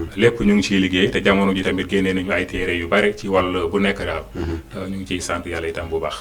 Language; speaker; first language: Wolof; non-native, local second language; Fula